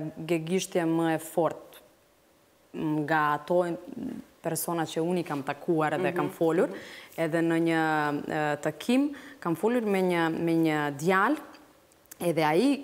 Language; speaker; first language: Albanian; non-native, fluent; Macedonian